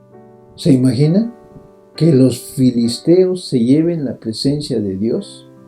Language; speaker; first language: Spanish; native; Spanish